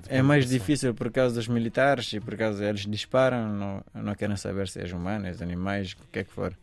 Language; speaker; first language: Portuguese; non-native, fluent; Persian